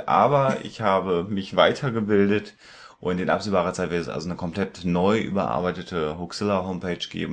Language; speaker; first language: German; native; German